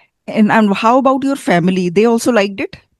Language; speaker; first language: English; non-native, fluent; Hindi